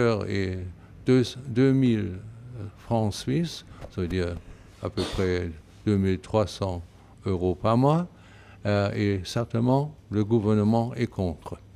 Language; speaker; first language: French; non-native, fluent; German